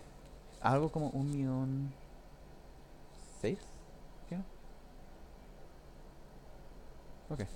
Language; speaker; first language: Spanish; non-native, learner; English